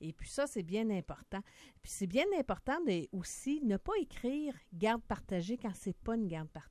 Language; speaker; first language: French; native; French